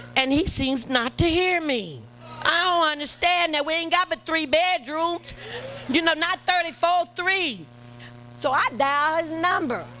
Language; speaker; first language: English; native; English